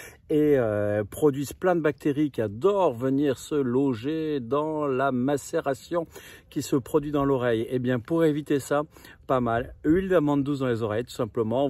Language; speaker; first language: French; native; French